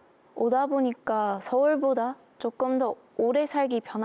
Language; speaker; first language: Korean; non-native, learner; English